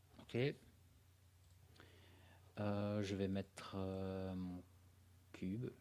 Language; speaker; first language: French; native; French